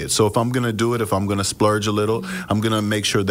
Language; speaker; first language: English; early bilingual, other home language; Russian